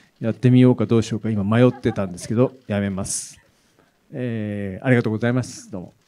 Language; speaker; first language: Japanese; native; Japanese